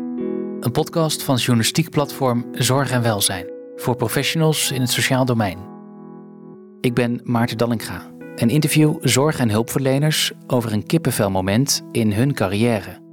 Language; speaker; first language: Dutch; native; Dutch